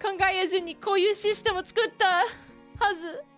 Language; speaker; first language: Japanese; non-native, learner; English